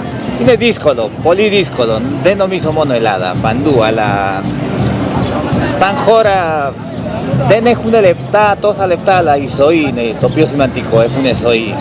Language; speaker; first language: Greek; non-native, fluent; Spanish